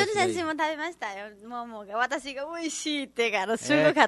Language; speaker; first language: Japanese; non-native, learner; Nepali